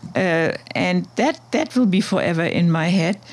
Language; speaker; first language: English; non-native, fluent; German